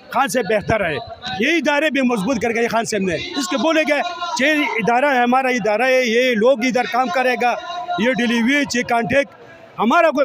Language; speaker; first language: Hindi; non-native, local second language; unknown